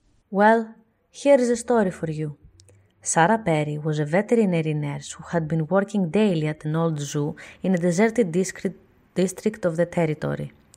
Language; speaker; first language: English; non-native, fluent; Greek